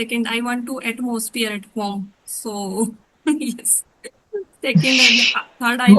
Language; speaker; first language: English; non-native, learner; Hindi